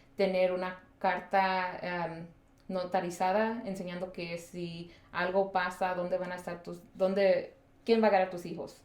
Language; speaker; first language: Spanish; early bilingual, heritage; Spanish